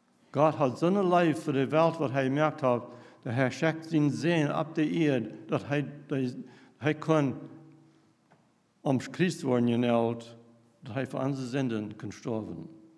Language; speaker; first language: Dutch; non-native, learner; English